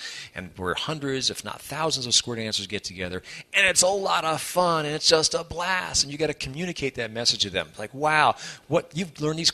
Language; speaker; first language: English; native; English